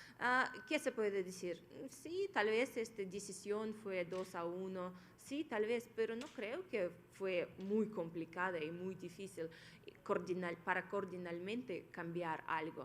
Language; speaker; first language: Spanish; non-native, fluent; Russian